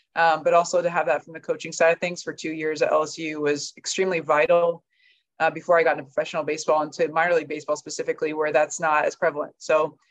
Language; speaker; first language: English; native; English